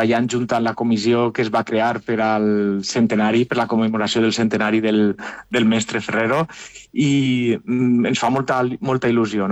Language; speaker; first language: Catalan; native; Catalan